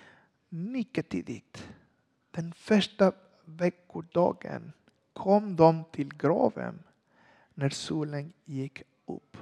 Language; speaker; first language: Swedish; non-native, learner; Spanish